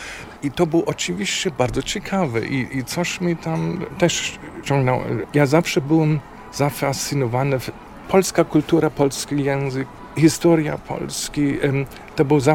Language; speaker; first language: Polish; non-native, fluent; German